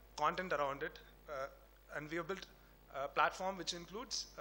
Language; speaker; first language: English; non-native, local second language; Tamil